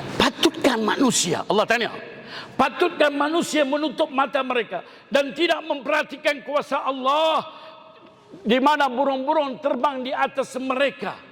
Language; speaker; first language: Malay; non-native, local second language; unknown